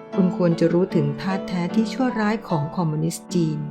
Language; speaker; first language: Thai; non-native, fluent; Chinese